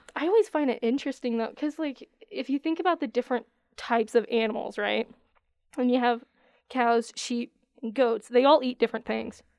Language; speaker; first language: English; native; English